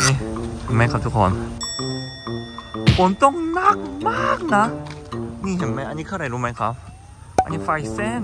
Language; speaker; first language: Thai; non-native, fluent; Korean